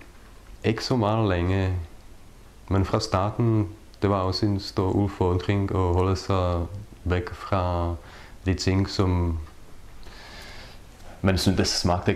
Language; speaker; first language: Danish; non-native, fluent; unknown